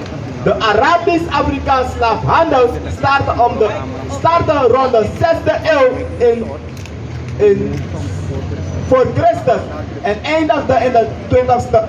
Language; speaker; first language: Dutch; non-native, local second language; Sranan Tongo